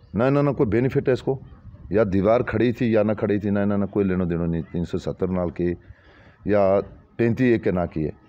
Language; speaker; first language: Hindi; non-native, local second language; Gujari